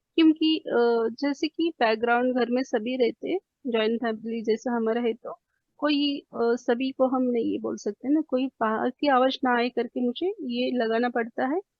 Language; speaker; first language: Hindi; non-native, local second language; Marathi